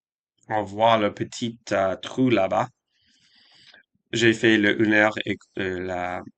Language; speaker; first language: French; non-native, fluent; English